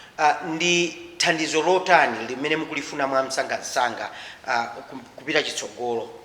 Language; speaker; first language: Nyanja; native; Nyanja